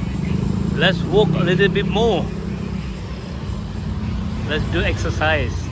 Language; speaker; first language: English; non-native, fluent; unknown